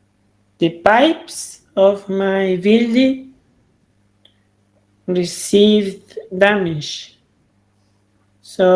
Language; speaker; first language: English; non-native, learner; Spanish